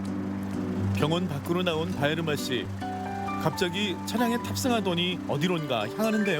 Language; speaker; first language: Korean; native; Korean